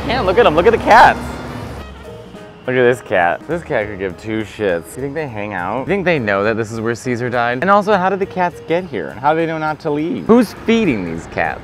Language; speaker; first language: English; native; English